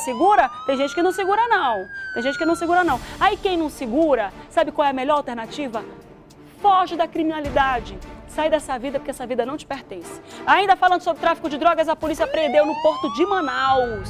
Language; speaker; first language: Portuguese; native; Portuguese